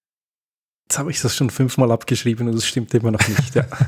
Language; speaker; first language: German; native; German